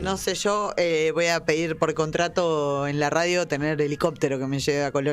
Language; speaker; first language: Spanish; native; Spanish